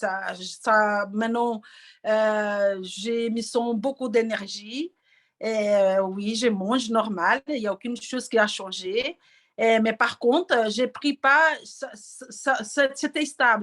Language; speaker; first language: French; non-native, learner; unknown